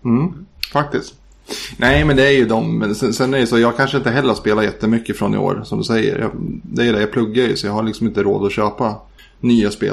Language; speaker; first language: Swedish; native; Swedish